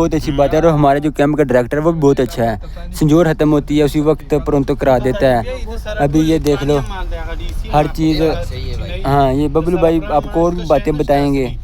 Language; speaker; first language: Hindi; non-native, local second language; Punjabi